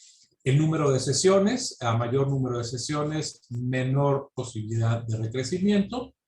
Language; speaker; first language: Spanish; native; Spanish